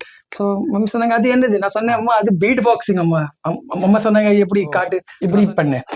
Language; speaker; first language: Tamil; early bilingual, heritage; Tamil